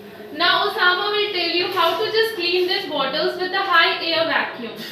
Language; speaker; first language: English; non-native, local second language; Hindi